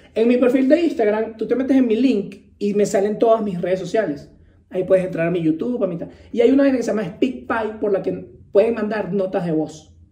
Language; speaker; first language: Spanish; native; Spanish